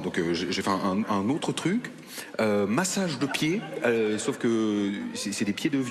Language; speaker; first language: French; native; French